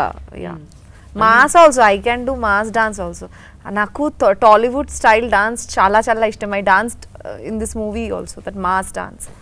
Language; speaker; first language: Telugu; non-native, learner; Bangla